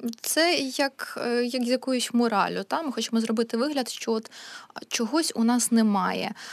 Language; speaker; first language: Ukrainian; native; Ukrainian